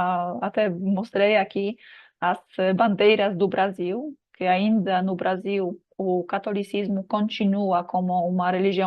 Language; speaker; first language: Portuguese; non-native, fluent; Polish